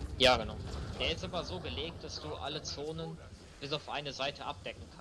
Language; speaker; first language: German; native; German